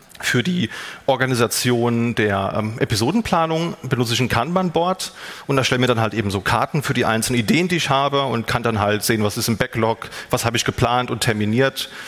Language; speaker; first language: German; native; German